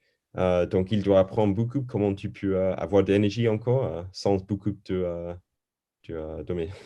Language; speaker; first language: French; non-native, learner; English